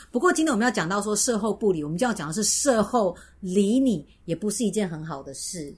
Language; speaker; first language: Chinese; native; Chinese